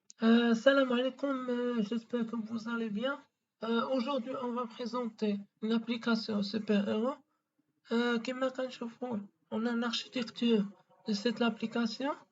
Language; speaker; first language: French; non-native, local second language; Arabic